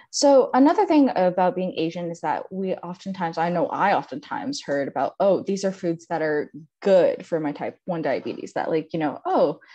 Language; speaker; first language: English; native; English